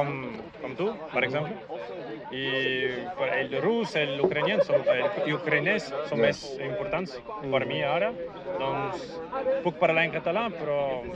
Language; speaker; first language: Catalan; non-native, learner; Portuguese